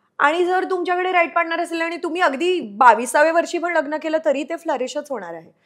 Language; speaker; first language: Marathi; non-native, local second language; Marwari